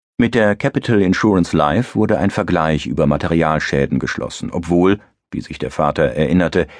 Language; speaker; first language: German; native; German